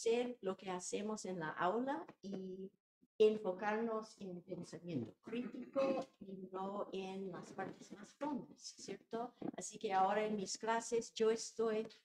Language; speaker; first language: Spanish; non-native, fluent; English